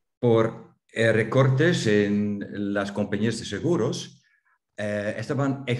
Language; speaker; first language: Spanish; non-native, fluent; Dutch